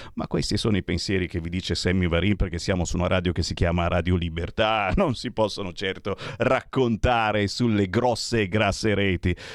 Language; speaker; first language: Italian; native; Italian